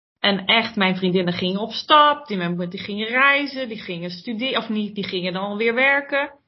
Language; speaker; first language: Dutch; early bilingual, heritage; Dutch